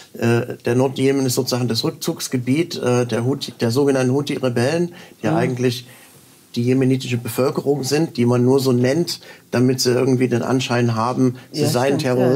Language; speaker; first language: German; native; German